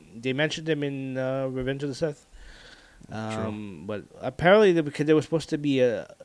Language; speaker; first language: English; early bilingual, other home language; Filipino